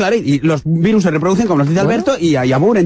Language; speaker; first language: Spanish; native; Spanish